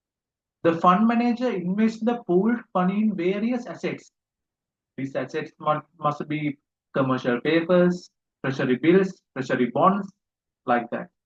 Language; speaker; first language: English; non-native, local second language; Sinhala